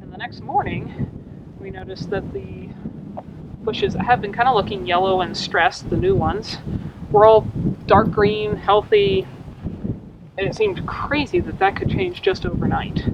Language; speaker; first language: English; native; English